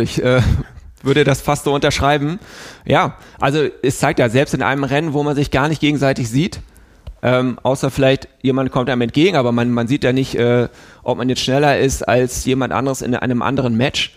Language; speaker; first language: German; native; German